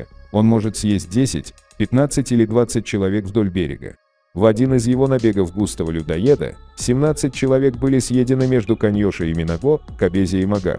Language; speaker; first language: Russian; native; Russian